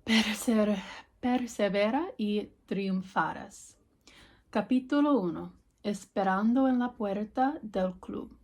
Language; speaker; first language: Spanish; non-native, learner; English